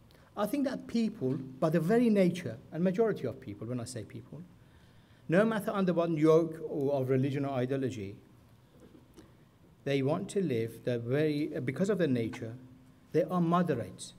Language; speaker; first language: English; non-native, fluent; Persian